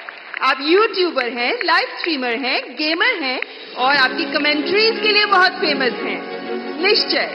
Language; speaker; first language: Hindi; native; Hindi